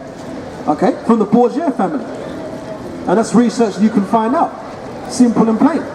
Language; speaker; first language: English; native; English